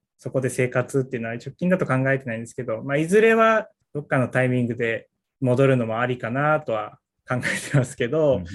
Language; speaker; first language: Japanese; native; Japanese